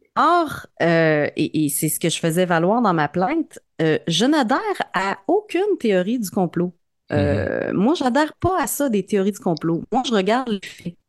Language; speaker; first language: French; native; French